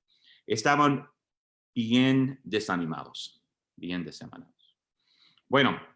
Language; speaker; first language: Spanish; non-native, fluent; English